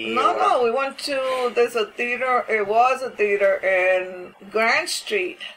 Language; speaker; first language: English; native; English